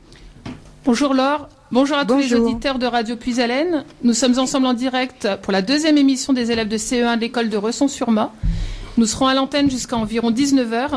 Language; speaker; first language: French; native; French